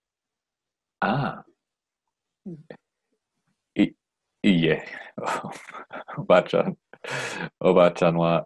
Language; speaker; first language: Japanese; non-native, learner; English